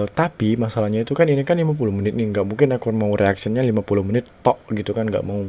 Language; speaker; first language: Indonesian; native; Indonesian